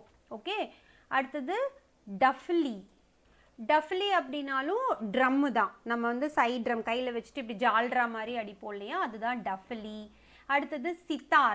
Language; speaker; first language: Tamil; native; Tamil